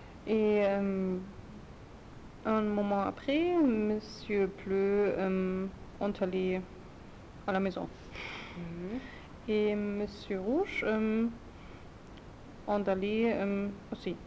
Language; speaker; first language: French; non-native, learner; German